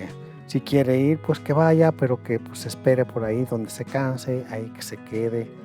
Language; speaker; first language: Spanish; native; Spanish